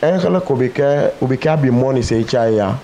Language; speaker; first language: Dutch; non-native, local second language; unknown